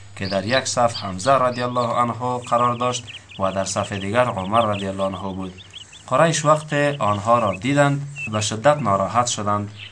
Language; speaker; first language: Persian; native; Persian